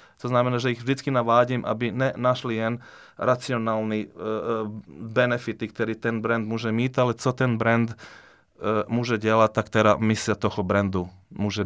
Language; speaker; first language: Czech; non-native, fluent; Serbian